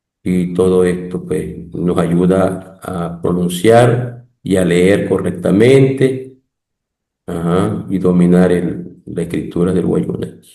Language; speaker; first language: Spanish; non-native, local second language; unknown